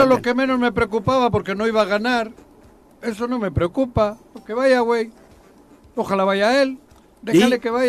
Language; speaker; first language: Spanish; native; Spanish